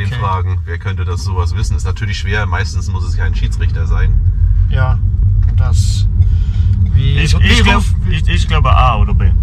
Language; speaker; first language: German; native; German